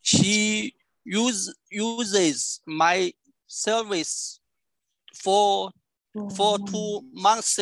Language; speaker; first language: English; non-native, learner; Vietnamese